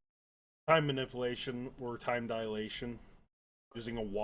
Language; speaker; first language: English; native; English